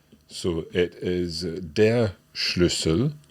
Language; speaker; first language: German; non-native, learner; English